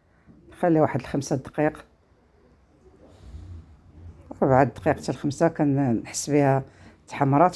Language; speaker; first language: Arabic; native; Arabic